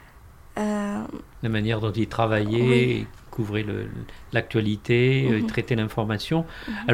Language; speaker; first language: French; native; French